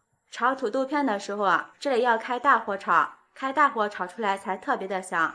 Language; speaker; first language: Chinese; native; Chinese